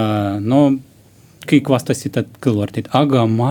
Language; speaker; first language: Estonian; non-native, local second language; Russian